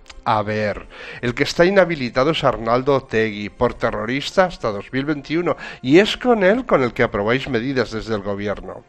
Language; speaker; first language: Spanish; native; Spanish